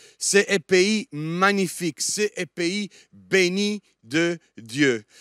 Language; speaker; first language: French; non-native, fluent; Italian